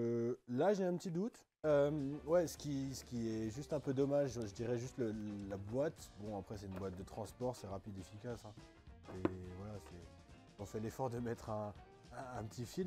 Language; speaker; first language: French; native; French